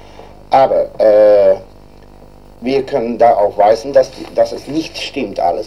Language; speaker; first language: German; non-native, learner; Dutch